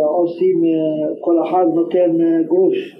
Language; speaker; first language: Hebrew; non-native, fluent; Arabic